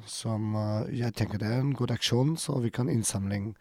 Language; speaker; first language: Norwegian; non-native, learner; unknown